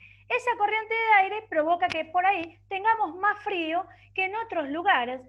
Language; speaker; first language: Spanish; native; Spanish